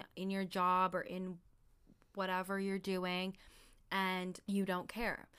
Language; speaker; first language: English; early bilingual, other home language; Somali